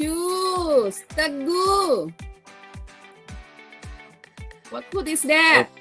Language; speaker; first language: English; non-native, learner; Indonesian